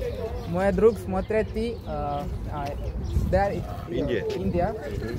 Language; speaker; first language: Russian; non-native, learner; Kannada